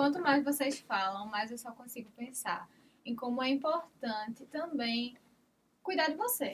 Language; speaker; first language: Portuguese; native; Portuguese